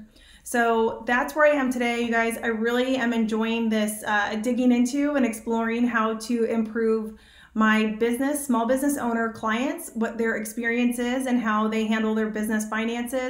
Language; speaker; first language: English; native; English